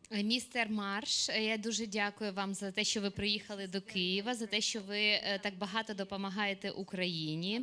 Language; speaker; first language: Ukrainian; native; Ukrainian